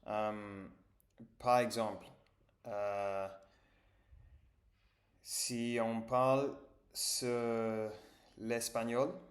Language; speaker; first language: French; non-native, learner; English